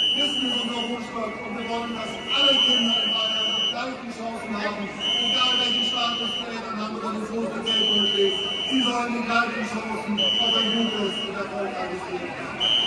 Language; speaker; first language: German; native; German